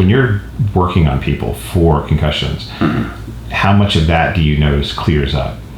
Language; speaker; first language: English; native; English